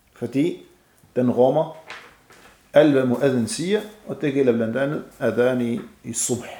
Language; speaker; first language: Danish; non-native, fluent; Arabic